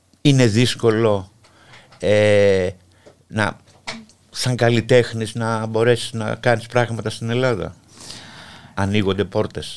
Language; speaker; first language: Greek; native; Greek